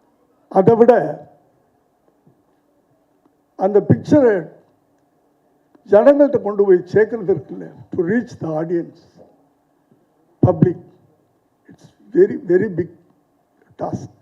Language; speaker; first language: Tamil; native; Tamil